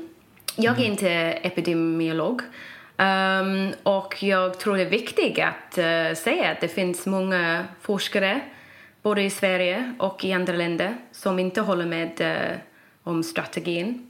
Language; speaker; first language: Swedish; non-native, fluent; English